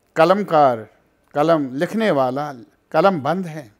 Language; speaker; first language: Urdu; non-native, local second language; Kashmiri